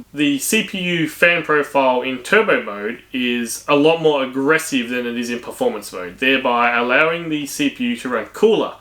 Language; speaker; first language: English; native; English